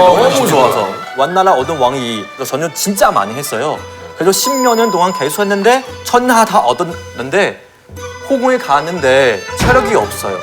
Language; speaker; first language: Korean; non-native, fluent; Chinese